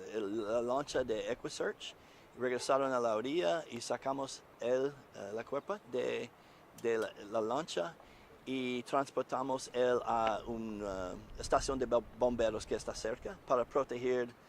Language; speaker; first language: Spanish; non-native, learner; English